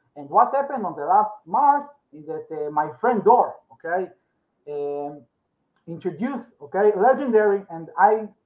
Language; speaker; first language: English; non-native, learner; Hebrew